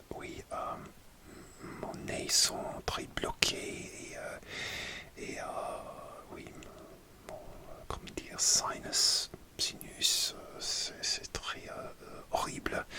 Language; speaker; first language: French; non-native, learner; English